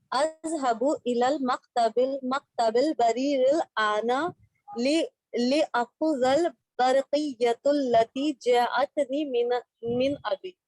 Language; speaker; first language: Arabic; non-native, learner; Urdu